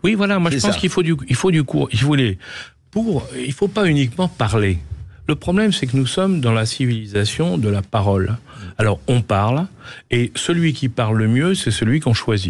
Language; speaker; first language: French; native; French